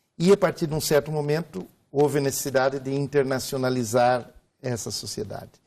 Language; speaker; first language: Portuguese; native; Portuguese